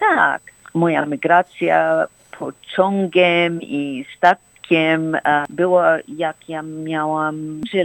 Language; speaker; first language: Polish; early bilingual, heritage; Polish